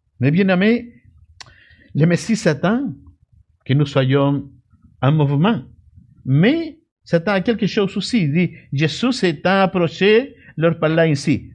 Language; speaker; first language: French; non-native, fluent; Spanish